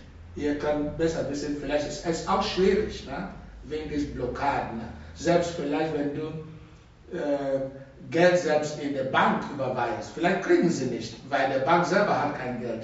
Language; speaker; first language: German; non-native, learner; Russian